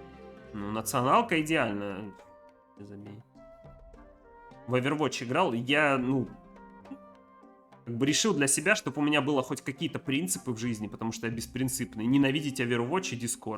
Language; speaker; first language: Russian; native; Russian